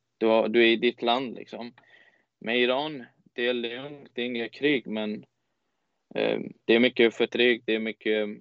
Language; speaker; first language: Swedish; non-native, fluent; Persian